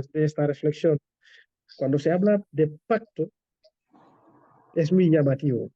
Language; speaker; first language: Spanish; non-native, fluent; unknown